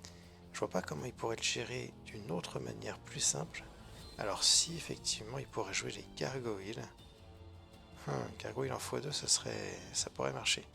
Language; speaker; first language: French; native; French